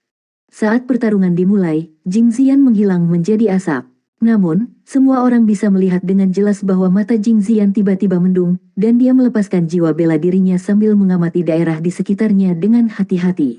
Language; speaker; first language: Indonesian; native; Indonesian